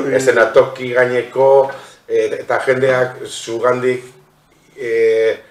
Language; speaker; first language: Basque; native; Basque